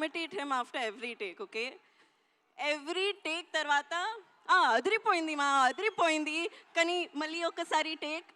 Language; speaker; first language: Telugu; non-native, local second language; Hindi